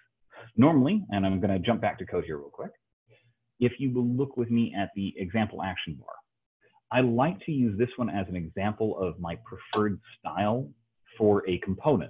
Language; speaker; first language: English; native; English